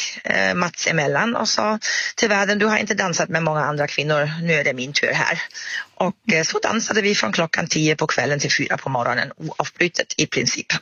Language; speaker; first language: Swedish; non-native, fluent; German